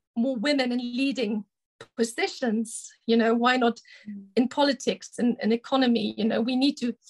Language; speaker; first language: English; non-native, fluent; German